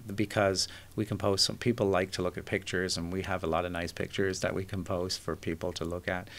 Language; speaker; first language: English; native; English